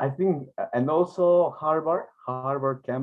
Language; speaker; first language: English; non-native, learner; Spanish